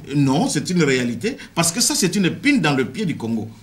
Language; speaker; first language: French; non-native, local second language; Kongo